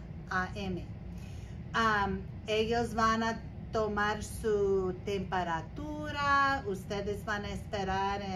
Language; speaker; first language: Spanish; non-native, learner; English